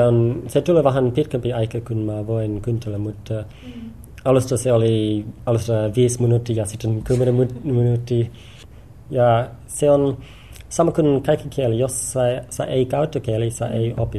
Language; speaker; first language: Finnish; non-native, learner; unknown